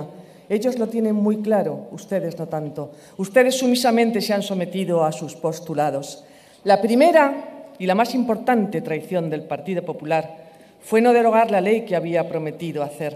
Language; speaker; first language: Spanish; native; Spanish